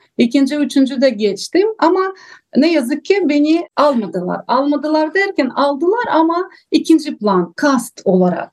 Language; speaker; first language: Turkish; non-native, learner; Russian